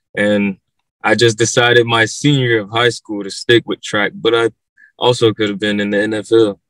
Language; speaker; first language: English; native; English